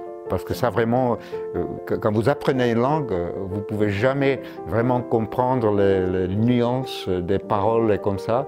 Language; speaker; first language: French; non-native, fluent; Czech